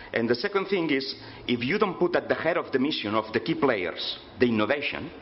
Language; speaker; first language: English; non-native, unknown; Catalan